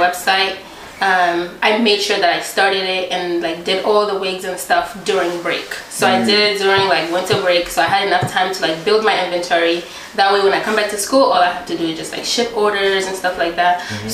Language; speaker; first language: English; early bilingual, other home language; Rundi